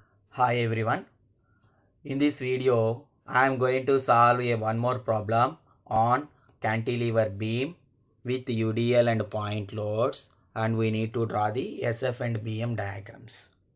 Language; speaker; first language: English; non-native, local second language; Telugu